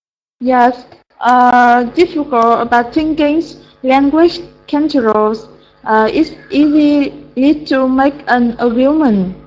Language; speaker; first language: English; non-native, learner; Vietnamese